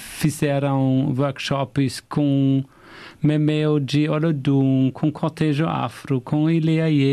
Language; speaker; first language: Portuguese; non-native, fluent; German